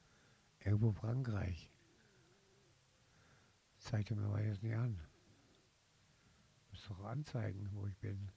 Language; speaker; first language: German; native; German